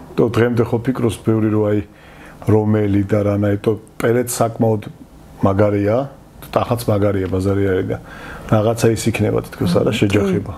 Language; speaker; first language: Georgian; native; Georgian